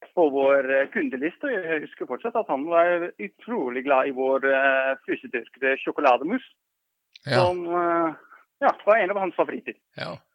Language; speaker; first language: Norwegian; non-native, fluent; Dutch